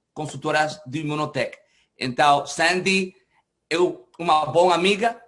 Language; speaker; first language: Portuguese; non-native, learner; English